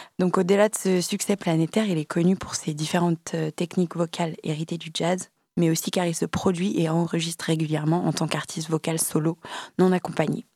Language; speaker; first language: French; native; French